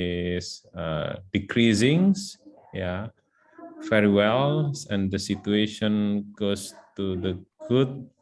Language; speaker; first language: English; non-native, learner; Indonesian